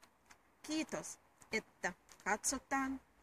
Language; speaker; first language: Finnish; non-native, learner; Russian